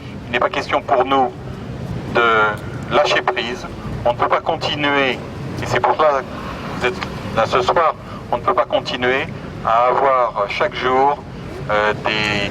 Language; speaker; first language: French; native; French